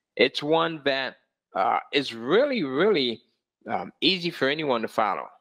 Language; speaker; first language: English; native; English